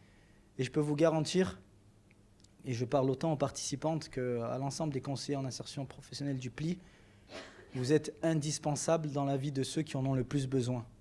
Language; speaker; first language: French; native; French